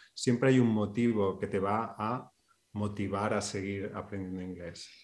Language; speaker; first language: Spanish; non-native, local second language; Catalan